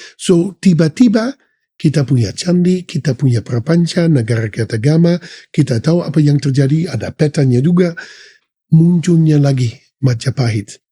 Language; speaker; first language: Indonesian; non-native, fluent; Dutch